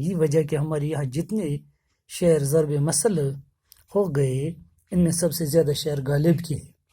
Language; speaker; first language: Urdu; non-native, local second language; Kashmiri